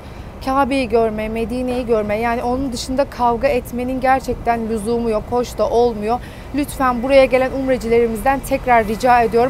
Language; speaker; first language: Turkish; native; Turkish